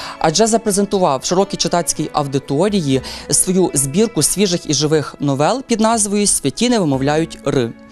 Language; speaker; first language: Ukrainian; native; Ukrainian